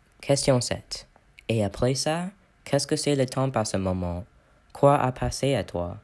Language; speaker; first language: French; non-native, learner; English